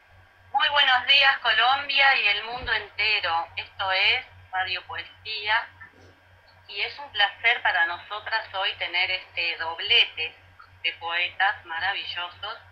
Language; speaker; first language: Spanish; native; Spanish